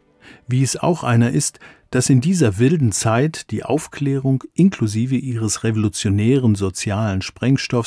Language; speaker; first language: German; native; German